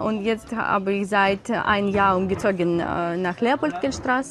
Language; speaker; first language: German; non-native, learner; Ukrainian